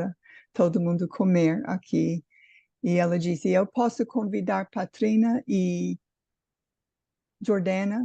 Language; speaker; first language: Portuguese; non-native, fluent; English